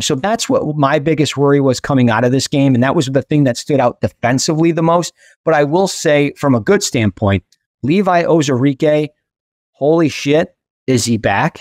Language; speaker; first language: English; native; English